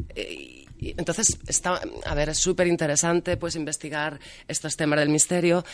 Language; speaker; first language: Spanish; native; Spanish